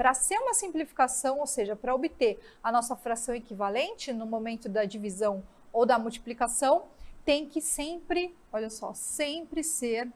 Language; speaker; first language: Portuguese; native; Portuguese